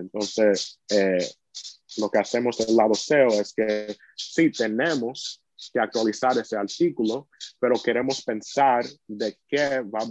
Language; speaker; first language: Spanish; early bilingual, heritage; Spanish